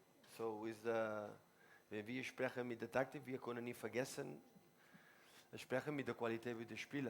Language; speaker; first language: German; non-native, learner; Spanish